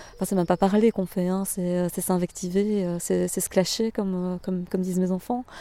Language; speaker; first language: French; native; French